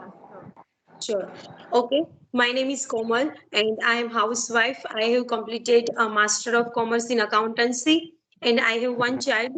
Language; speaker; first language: English; non-native, learner; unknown